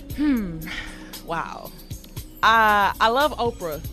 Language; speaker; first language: English; native; English